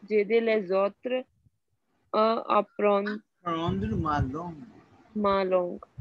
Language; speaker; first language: French; non-native, learner; Punjabi